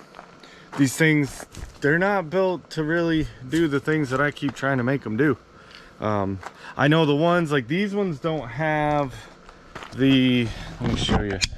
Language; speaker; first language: English; native; English